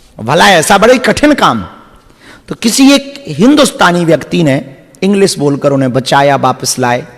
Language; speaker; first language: Hindi; native; Hindi